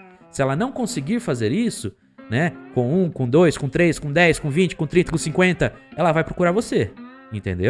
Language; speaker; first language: Portuguese; native; Portuguese